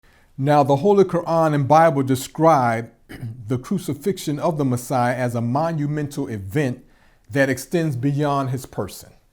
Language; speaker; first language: English; native; English